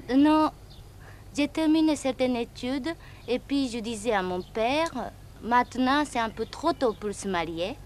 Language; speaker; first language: French; non-native, fluent; Japanese